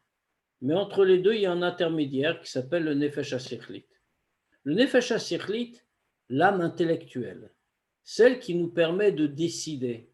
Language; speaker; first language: French; native; French